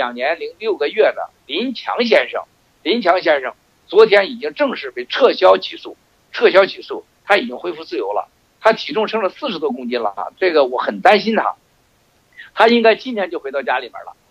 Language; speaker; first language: Chinese; native; Chinese